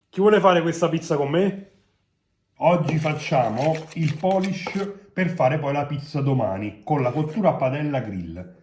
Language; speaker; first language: Italian; native; Italian